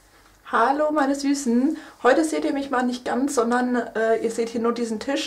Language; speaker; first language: German; native; German